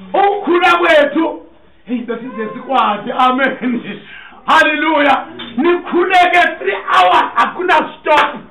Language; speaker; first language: Zulu; non-native, local second language; Xhosa